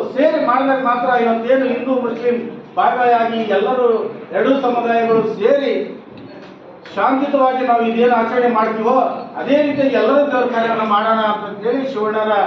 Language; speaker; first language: Kannada; native; Kannada